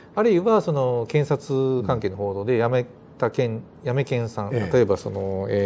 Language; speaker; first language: Japanese; native; Japanese